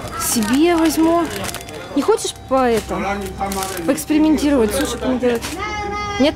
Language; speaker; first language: Russian; native; Russian